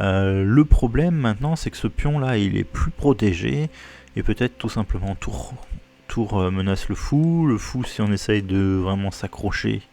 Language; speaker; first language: French; native; French